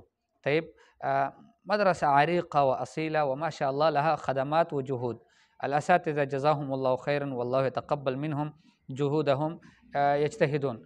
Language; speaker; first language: Arabic; non-native, fluent; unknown